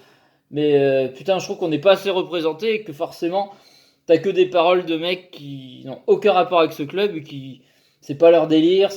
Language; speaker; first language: French; native; French